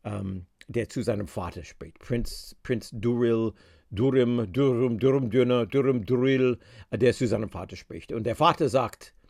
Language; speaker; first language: German; non-native, fluent; English